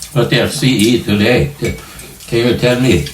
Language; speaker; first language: English; non-native, learner; Swedish